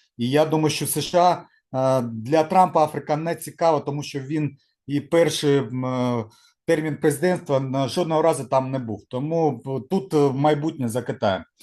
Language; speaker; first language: Ukrainian; non-native, local second language; Russian